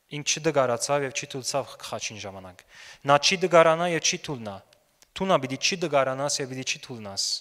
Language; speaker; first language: Armenian; early bilingual, heritage; Armenian